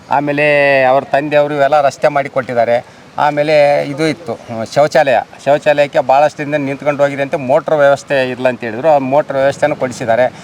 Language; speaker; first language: Kannada; native; Kannada